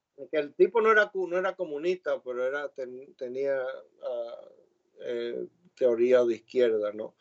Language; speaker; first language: Spanish; native; Spanish